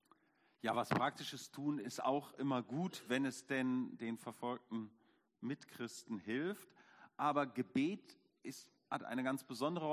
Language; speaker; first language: German; native; German